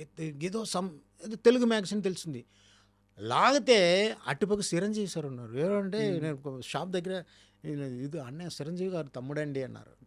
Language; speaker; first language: Telugu; non-native, fluent; Tamil